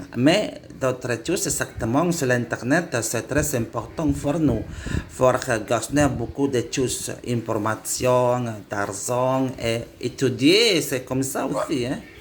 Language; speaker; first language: French; non-native, learner; Indonesian